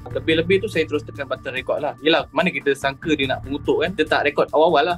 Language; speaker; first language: Malay; native; Malay